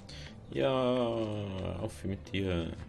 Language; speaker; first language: German; native; German